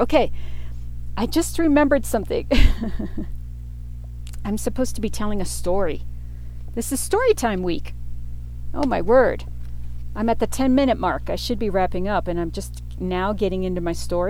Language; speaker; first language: English; native; English